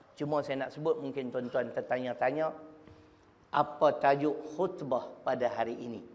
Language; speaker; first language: Malay; native; Malay